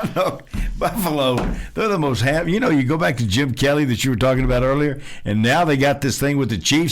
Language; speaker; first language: English; native; English